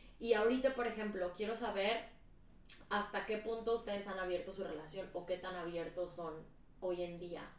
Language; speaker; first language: Spanish; early bilingual, heritage; Spanish